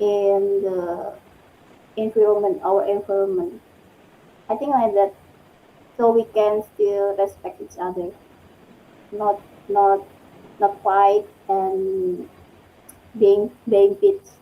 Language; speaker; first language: English; non-native, learner; Indonesian